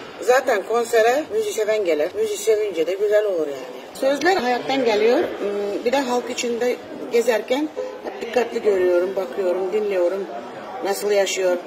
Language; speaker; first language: Turkish; non-native, fluent; Uzbek